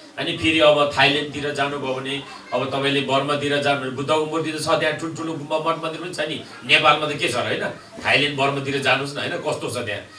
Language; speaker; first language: Nepali; non-native, local second language; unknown